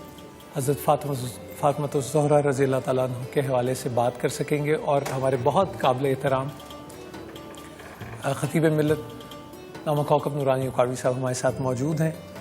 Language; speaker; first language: Urdu; native; Urdu